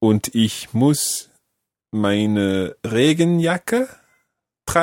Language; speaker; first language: German; non-native, learner; English